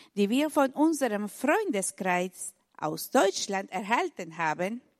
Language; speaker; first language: German; non-native, fluent; Spanish